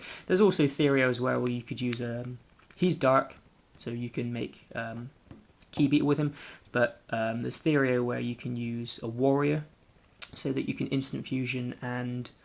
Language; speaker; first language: English; native; English